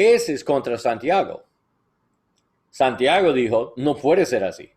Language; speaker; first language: Spanish; non-native, learner; English